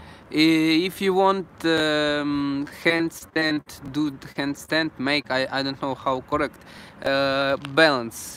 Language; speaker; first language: English; non-native, learner; Russian